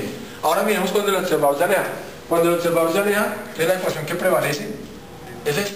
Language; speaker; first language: Spanish; native; Spanish